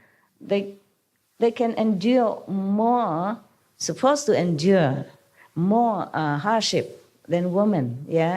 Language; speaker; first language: English; non-native, fluent; Vietnamese